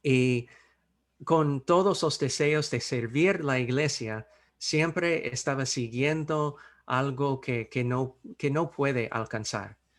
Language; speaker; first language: Spanish; non-native, fluent; English